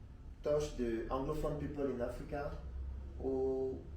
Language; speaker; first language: English; non-native, learner; French